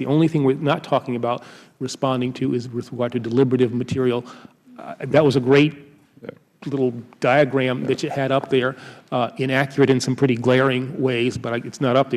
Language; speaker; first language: English; native; English